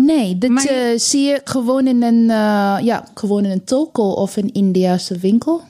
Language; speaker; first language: Dutch; non-native, learner; Bangla